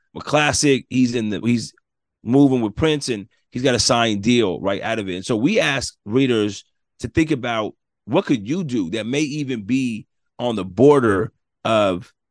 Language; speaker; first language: English; native; English